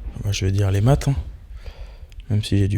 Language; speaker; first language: French; native; French